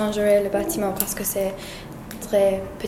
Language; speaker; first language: French; non-native, learner; English